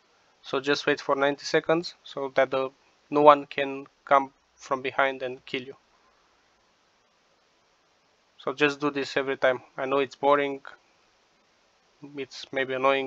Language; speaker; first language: English; non-native, fluent; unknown